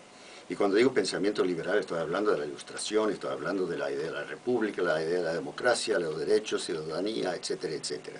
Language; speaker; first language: Spanish; non-native, fluent; English